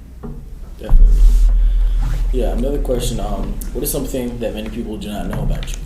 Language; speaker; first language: English; native; English